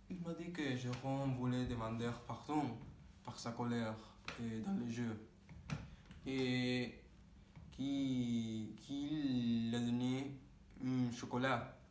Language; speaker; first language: French; non-native, learner; Spanish